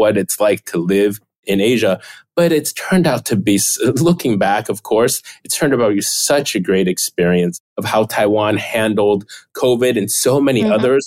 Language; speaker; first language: English; early bilingual, other home language; Chinese